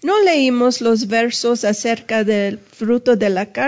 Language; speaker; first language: Spanish; early bilingual, heritage; Spanish